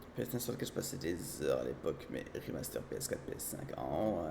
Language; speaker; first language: French; native; French